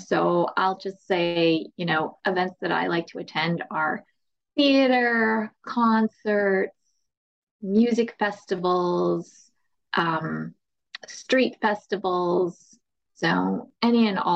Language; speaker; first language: English; native; English